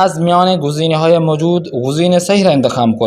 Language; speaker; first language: Persian; non-native, fluent; Urdu